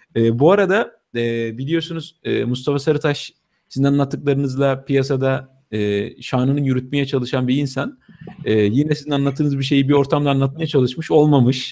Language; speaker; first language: Turkish; native; Turkish